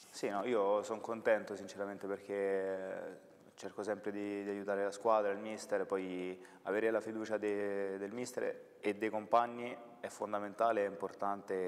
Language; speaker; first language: Italian; native; Italian